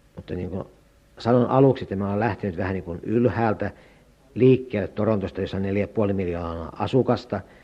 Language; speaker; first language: Finnish; native; Finnish